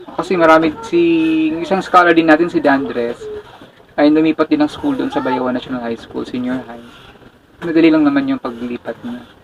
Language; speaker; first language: Filipino; non-native, local second language; Cebuano